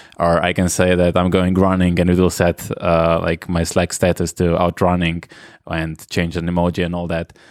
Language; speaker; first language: English; non-native, fluent; Slovenian